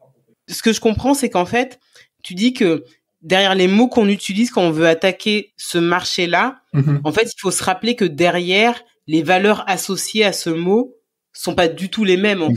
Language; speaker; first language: French; native; French